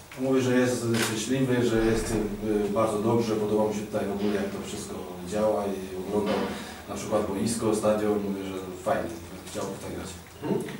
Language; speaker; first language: Polish; non-native, learner; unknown